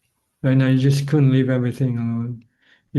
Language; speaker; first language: English; non-native, fluent; Thai